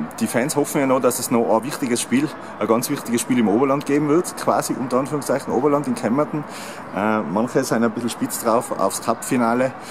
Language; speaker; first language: German; native; German